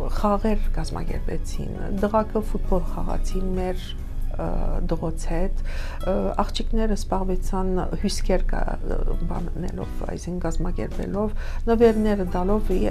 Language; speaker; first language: Armenian; early bilingual, heritage; Armenian